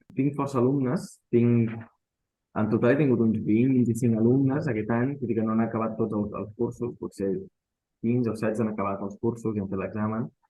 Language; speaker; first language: Catalan; native; Catalan